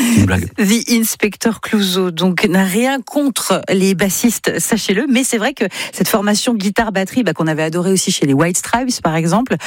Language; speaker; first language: French; native; French